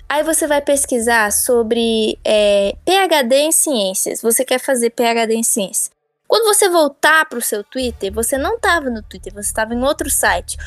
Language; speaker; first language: Portuguese; native; Portuguese